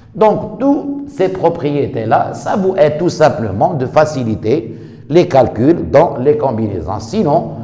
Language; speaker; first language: French; non-native, local second language; Arabic